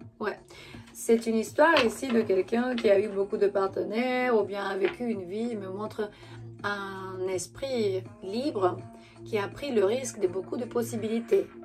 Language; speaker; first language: French; non-native, fluent; Romanian